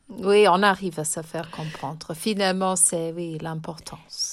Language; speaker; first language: French; non-native, fluent; English